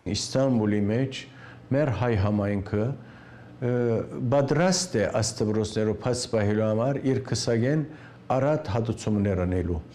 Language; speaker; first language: Armenian; native; Armenian